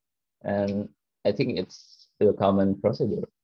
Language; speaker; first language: English; non-native, learner; Indonesian